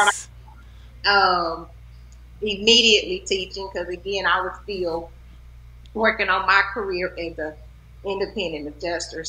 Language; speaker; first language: English; native; English